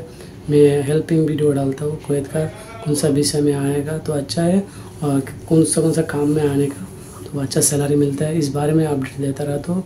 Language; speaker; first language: Hindi; non-native, fluent; Bangla